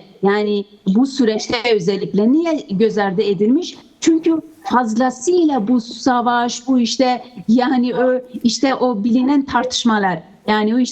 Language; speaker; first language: Turkish; non-native, fluent; Kurdish